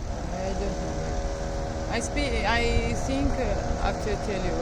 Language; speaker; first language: English; non-native, learner; Italian